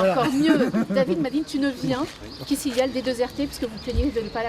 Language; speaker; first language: French; native; French